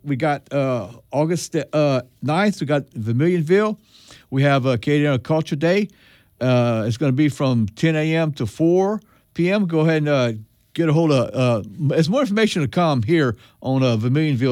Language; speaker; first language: English; native; English